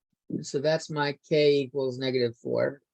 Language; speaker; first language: English; native; English